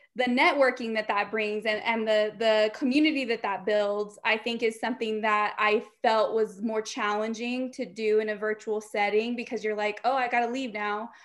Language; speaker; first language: English; native; English